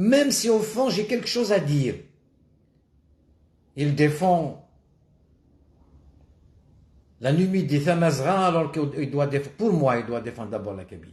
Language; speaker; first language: French; non-native, local second language; Kabyle